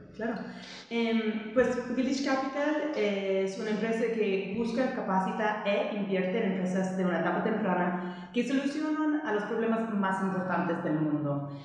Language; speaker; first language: Spanish; non-native, fluent; English